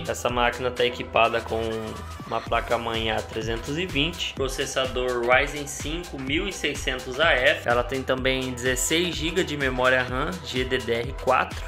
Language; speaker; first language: Portuguese; native; Portuguese